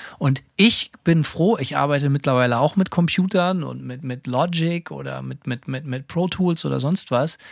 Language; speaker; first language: German; native; German